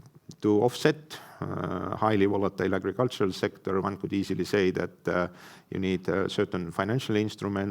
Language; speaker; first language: English; non-native, fluent; Estonian